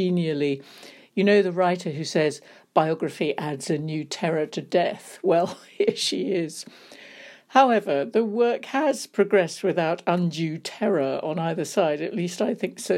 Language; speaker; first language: English; native; English